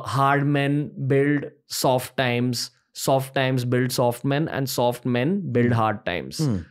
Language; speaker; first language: English; non-native, local second language; Hindi